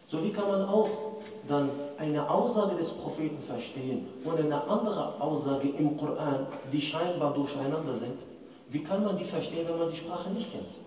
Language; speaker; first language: German; non-native, fluent; Arabic